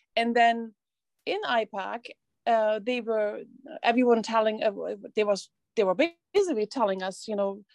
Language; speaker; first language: English; non-native, fluent; German